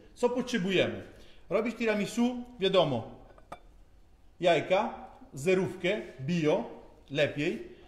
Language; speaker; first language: Polish; non-native, learner; Italian